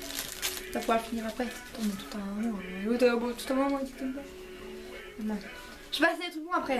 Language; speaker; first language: French; early bilingual, other home language; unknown